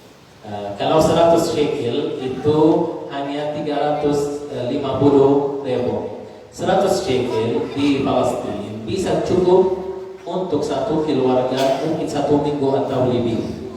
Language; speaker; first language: Indonesian; non-native, learner; Arabic